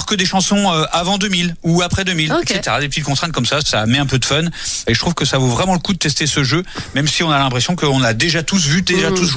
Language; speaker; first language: French; native; French